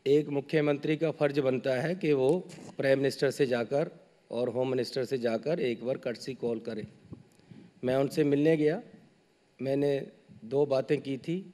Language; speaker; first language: Hindi; native; Hindi